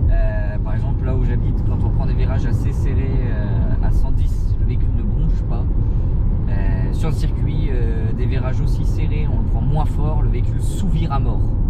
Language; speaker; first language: French; native; French